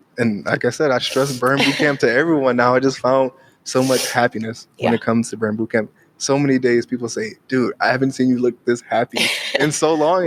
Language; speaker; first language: English; native; English